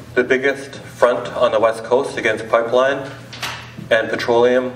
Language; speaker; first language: English; native; English